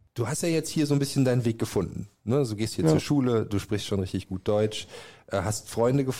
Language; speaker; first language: German; native; German